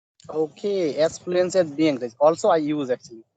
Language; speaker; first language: English; non-native, learner; Bangla